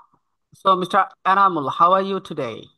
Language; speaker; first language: English; non-native, fluent; Bangla